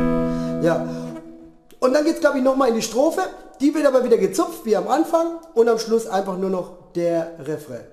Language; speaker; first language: German; native; German